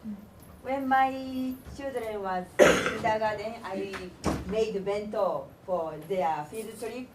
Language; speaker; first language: English; non-native, learner; Japanese